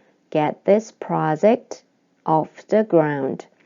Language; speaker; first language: English; non-native, fluent; Korean